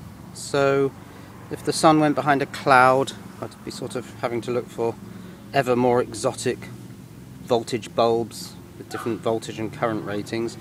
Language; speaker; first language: English; native; English